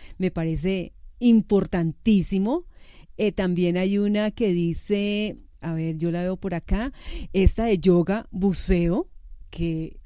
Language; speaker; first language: Spanish; native; Spanish